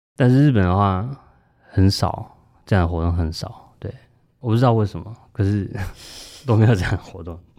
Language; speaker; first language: Chinese; non-native, fluent; Japanese